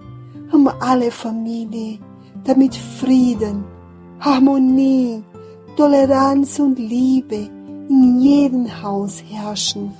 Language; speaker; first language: German; non-native, fluent; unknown